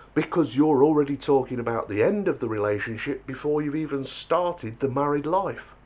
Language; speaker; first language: English; native; English